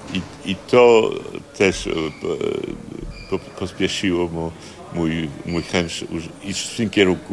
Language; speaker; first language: Polish; non-native, fluent; French